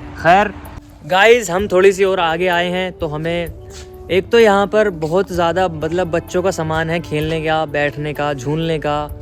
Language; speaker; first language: Hindi; native; Hindi